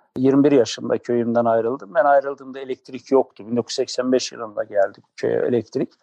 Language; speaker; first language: Turkish; native; Turkish